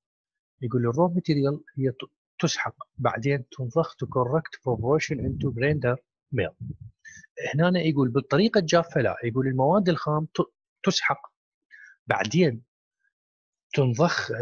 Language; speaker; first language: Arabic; native; Arabic